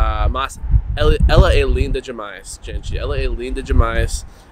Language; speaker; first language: Portuguese; non-native, learner; English